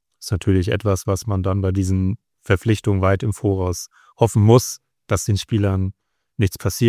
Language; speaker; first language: German; native; German